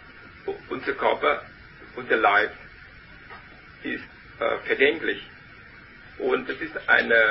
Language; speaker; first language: German; non-native, learner; Vietnamese